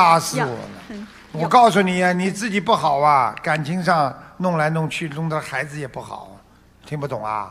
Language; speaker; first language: Chinese; non-native, local second language; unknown